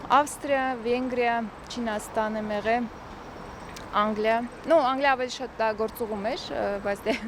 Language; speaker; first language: Armenian; native; Armenian